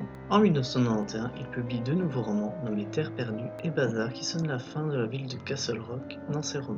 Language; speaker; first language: French; native; French